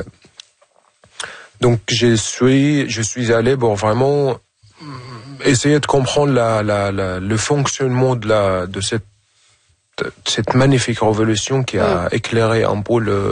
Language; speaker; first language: French; non-native, fluent; Arabic